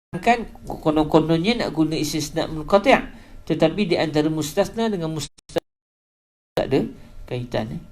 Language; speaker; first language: Malay; native; Malay